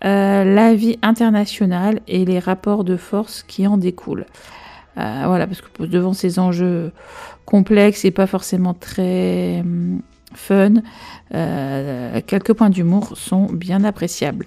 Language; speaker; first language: French; native; French